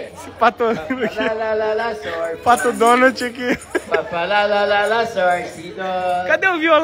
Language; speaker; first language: Portuguese; native; Portuguese